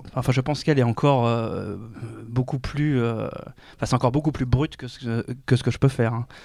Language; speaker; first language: French; native; French